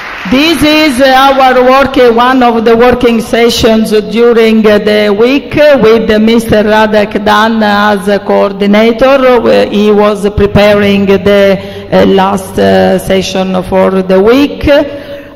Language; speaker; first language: English; non-native, fluent; Italian